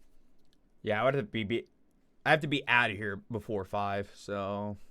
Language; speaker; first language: English; native; English